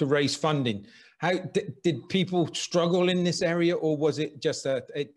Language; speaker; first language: English; native; English